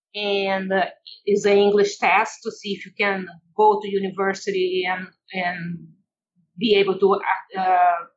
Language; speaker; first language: English; non-native, fluent; Portuguese